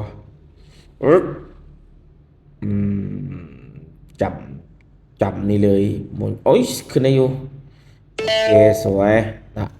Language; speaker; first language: Thai; non-native, local second language; Northeastern Thai